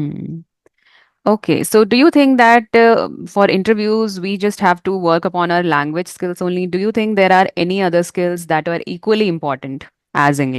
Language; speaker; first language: English; non-native, fluent; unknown